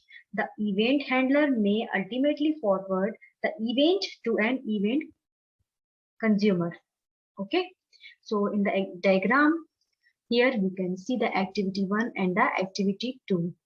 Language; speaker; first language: English; non-native, local second language; Hindi